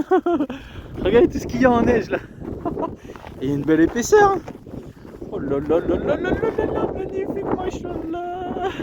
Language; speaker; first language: French; native; French